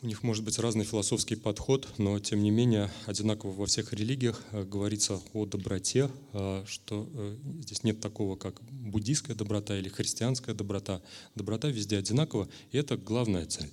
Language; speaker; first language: Russian; native; Russian